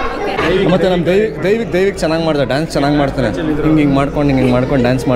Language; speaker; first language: Kannada; native; Kannada